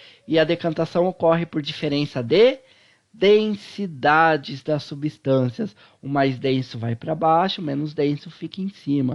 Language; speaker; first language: Portuguese; native; Portuguese